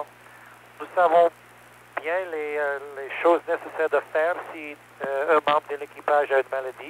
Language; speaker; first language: French; non-native, learner; English